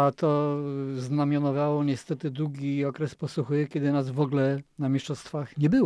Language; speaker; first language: Polish; native; Polish